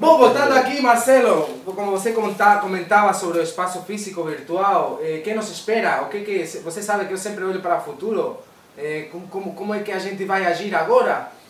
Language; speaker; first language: Portuguese; non-native, fluent; Spanish